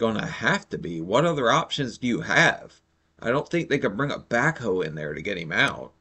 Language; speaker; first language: English; native; English